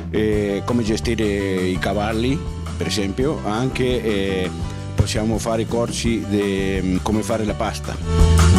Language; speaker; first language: Italian; non-native, fluent; Spanish